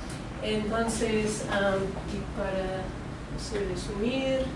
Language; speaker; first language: Spanish; non-native, fluent; English